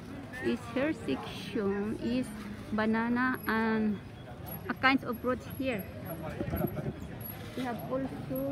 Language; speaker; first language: English; non-native, local second language; Filipino